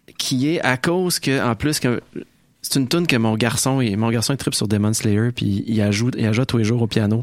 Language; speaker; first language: French; native; French